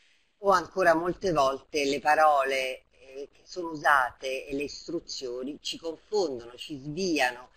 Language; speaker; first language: Italian; native; Italian